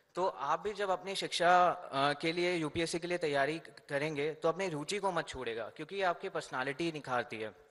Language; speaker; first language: Hindi; native; Hindi